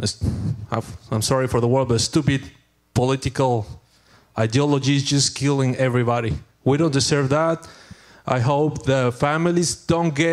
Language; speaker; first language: English; non-native, learner; Spanish